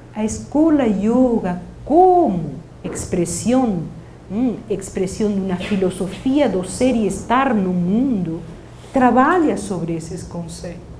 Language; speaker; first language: Portuguese; non-native, fluent; Spanish